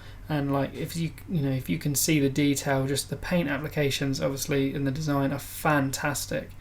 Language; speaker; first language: English; native; English